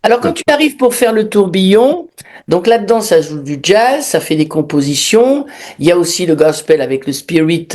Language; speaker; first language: French; native; French